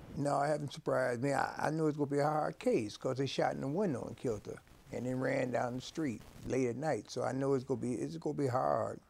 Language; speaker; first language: English; native; English